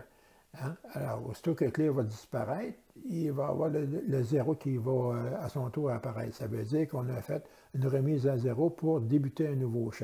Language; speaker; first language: French; native; French